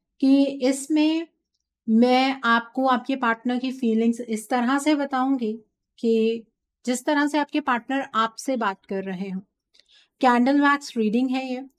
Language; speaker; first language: Hindi; native; Hindi